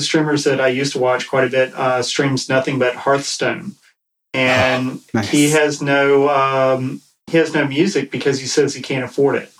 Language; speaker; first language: English; native; English